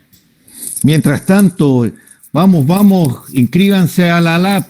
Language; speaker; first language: Spanish; native; Spanish